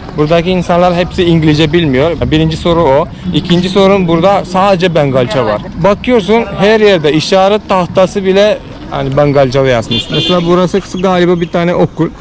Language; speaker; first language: Turkish; non-native, fluent; Malayalam